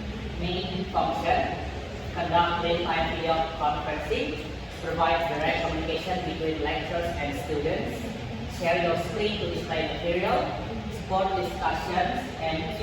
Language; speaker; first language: English; non-native, learner; Indonesian